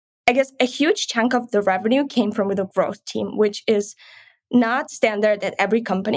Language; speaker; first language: English; non-native, fluent; Ukrainian